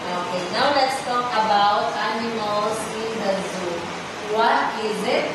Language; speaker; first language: English; non-native, fluent; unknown